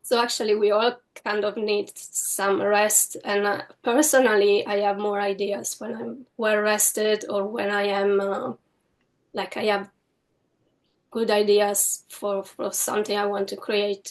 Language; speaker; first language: English; non-native, fluent; Italian